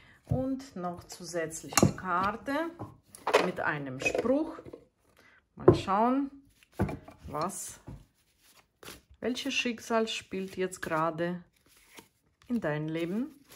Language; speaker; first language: German; non-native, fluent; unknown